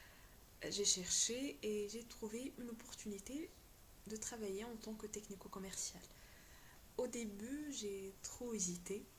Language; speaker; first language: French; non-native, local second language; Arabic